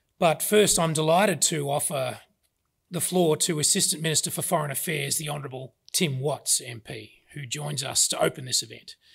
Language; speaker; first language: English; native; English